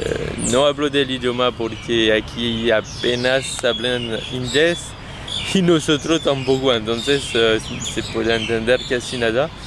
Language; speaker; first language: Spanish; non-native, fluent; French